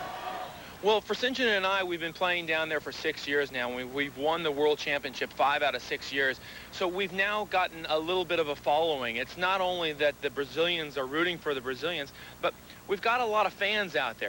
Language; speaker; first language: English; native; English